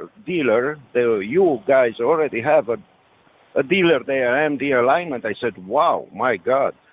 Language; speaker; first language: English; non-native, learner; French